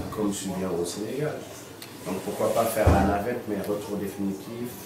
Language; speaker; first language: French; non-native, local second language; Wolof